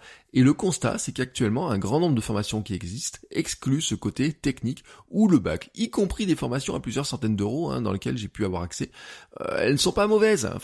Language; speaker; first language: French; native; French